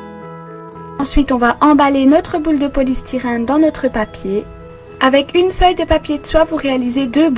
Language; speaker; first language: French; native; French